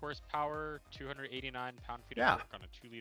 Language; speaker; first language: English; native; English